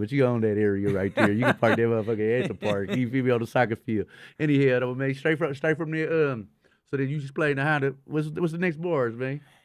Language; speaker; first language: English; native; English